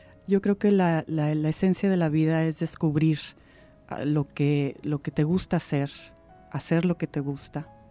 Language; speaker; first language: Spanish; native; Spanish